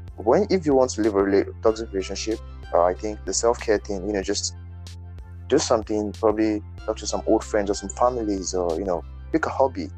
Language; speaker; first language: English; non-native, local second language; Yoruba